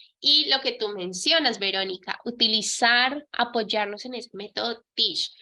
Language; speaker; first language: Spanish; native; Spanish